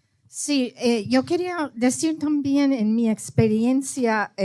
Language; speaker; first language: Spanish; early bilingual, heritage; Spanish